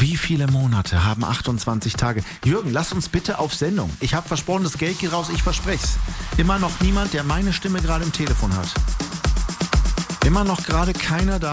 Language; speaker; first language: German; native; German